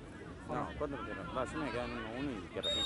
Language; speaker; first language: Spanish; native; Spanish